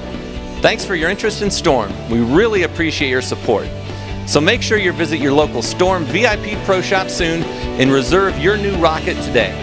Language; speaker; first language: English; native; English